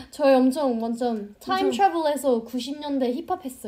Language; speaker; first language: Korean; non-native, fluent; Vietnamese